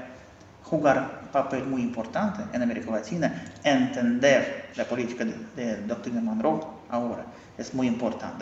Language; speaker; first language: Spanish; non-native, fluent; Russian